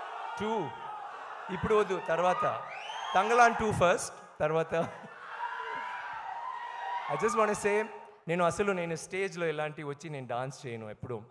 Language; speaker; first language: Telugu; non-native, learner; Tamil